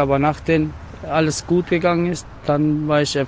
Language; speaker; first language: German; non-native, learner; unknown